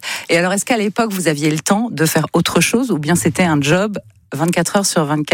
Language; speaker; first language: French; native; French